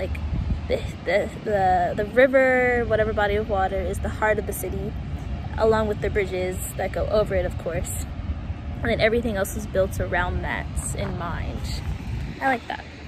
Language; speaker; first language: English; native; English